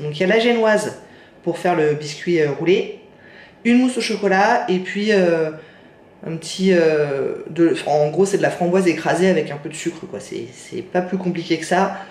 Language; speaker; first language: French; native; French